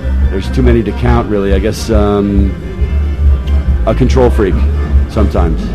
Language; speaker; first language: English; native; English